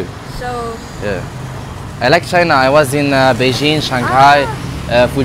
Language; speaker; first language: English; non-native, learner; Arabic